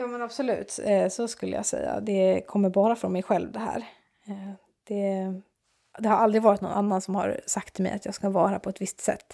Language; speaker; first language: Swedish; native; Swedish